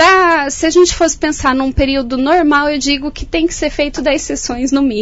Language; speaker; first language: Portuguese; native; Portuguese